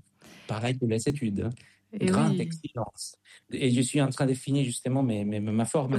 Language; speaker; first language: French; non-native, fluent; Spanish